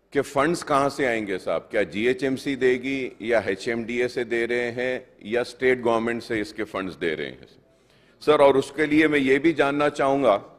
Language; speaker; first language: Hindi; non-native, local second language; Urdu